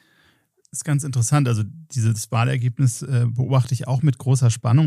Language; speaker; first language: German; native; German